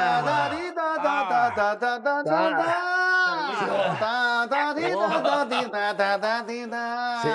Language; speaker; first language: Chinese; native; Chinese